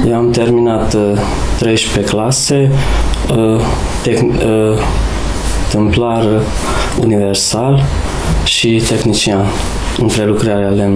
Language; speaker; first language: Romanian; non-native, local second language; Hungarian